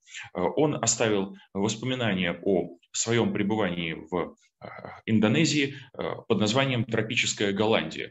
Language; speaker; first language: Russian; native; Russian